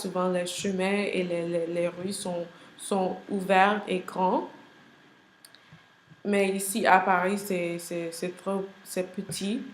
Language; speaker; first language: French; non-native, learner; English